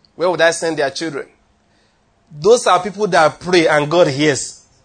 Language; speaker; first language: English; non-native, local second language; Yoruba